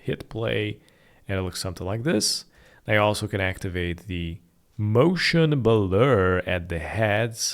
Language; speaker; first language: English; non-native, fluent; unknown